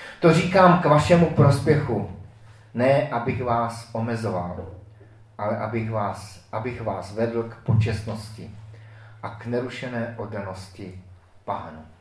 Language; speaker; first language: Czech; native; Czech